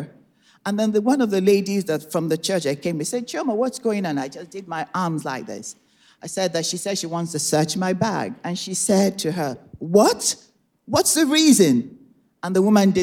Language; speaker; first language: English; non-native, local second language; Igbo